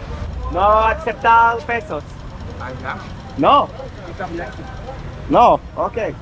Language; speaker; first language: Spanish; non-native, learner; English